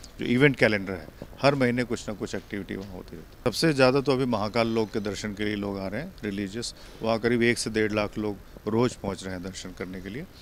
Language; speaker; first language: Hindi; native; Hindi